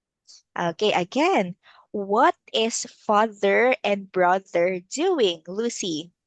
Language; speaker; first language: English; non-native, local second language; Filipino